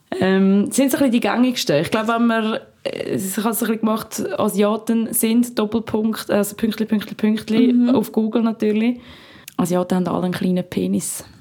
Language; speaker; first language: German; native; German